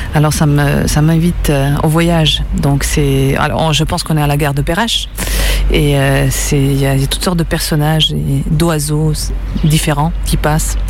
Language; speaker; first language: French; early bilingual, other home language; Serbian